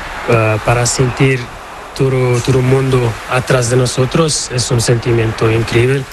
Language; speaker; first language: Spanish; non-native, learner; Portuguese